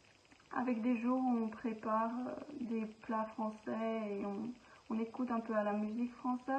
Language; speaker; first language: French; non-native, fluent; Slovenian